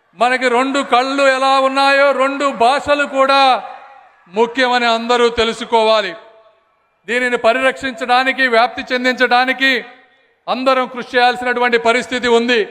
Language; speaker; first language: Telugu; native; Telugu